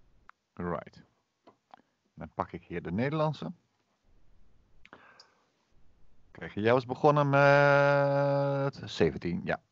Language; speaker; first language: Dutch; native; Dutch